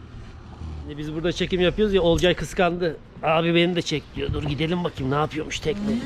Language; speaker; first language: Turkish; native; Turkish